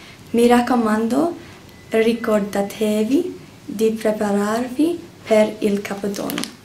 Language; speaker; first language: Italian; non-native, learner; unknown